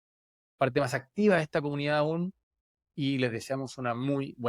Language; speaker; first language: Spanish; native; Spanish